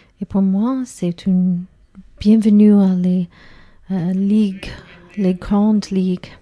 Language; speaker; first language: French; non-native, learner; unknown